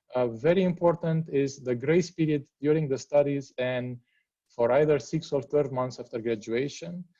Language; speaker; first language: English; non-native, fluent; Romanian